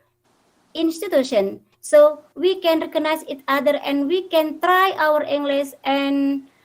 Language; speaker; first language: English; non-native, fluent; Indonesian